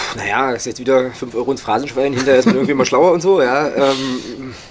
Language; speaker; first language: German; native; German